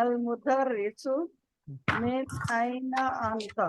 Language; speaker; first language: Arabic; non-native, learner; Urdu